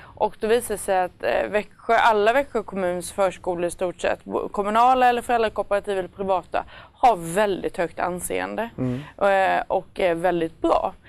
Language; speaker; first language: Swedish; native; Swedish